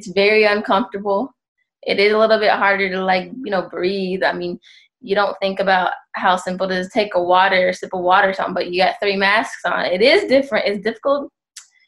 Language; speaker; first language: English; native; English